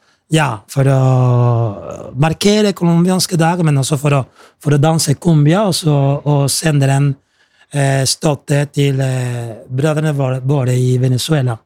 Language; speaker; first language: Norwegian; non-native, fluent; Spanish